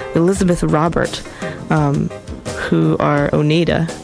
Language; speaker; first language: English; native; English